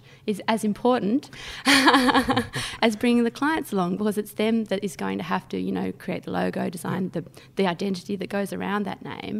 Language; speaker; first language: English; native; English